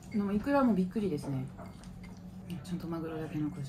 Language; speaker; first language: Japanese; non-native, fluent; French